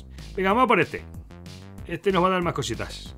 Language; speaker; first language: Spanish; native; Spanish